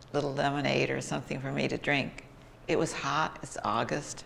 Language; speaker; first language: English; native; English